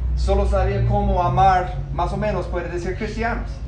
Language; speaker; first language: Spanish; non-native, fluent; English